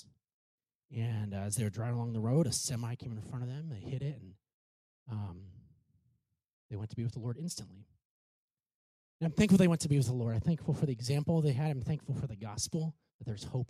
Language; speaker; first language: English; native; English